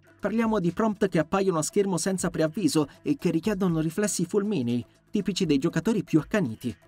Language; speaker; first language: Italian; native; Italian